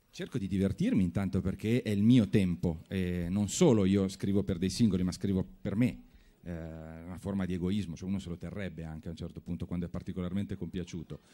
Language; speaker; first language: Italian; native; Italian